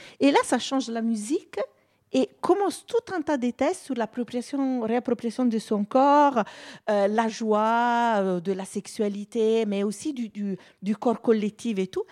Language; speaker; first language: French; non-native, fluent; Italian